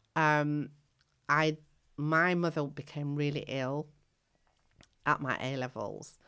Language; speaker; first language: English; native; English